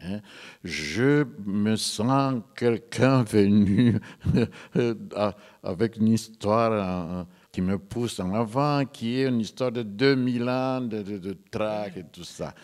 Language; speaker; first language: French; non-native, fluent; Romanian